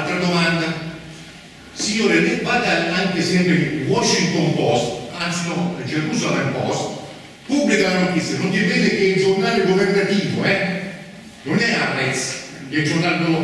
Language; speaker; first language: Italian; native; Italian